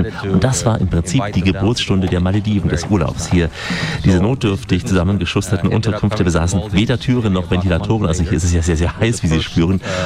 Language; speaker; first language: German; native; German